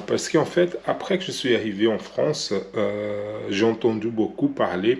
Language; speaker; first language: French; non-native, learner; Portuguese